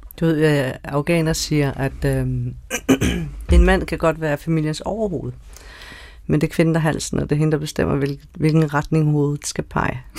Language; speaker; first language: Danish; early bilingual, other home language; Persian